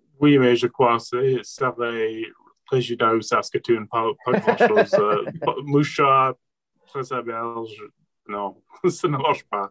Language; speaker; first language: French; non-native, local second language; English